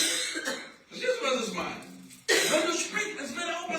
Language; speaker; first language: German; non-native, learner; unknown